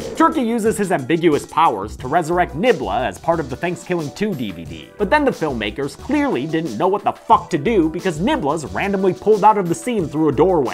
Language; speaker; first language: English; native; English